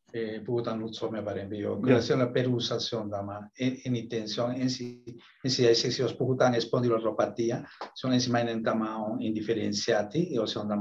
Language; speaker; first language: Finnish; non-native, fluent; Spanish